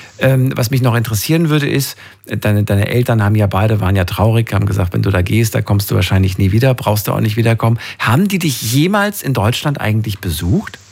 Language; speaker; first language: German; native; German